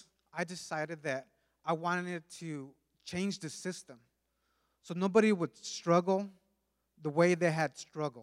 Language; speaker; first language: English; early bilingual, other home language; Spanish